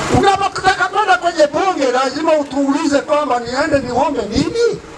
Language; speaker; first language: Swahili; non-native, local second language; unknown